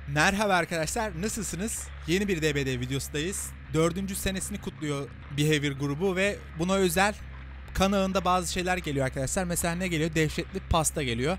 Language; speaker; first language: Turkish; native; Turkish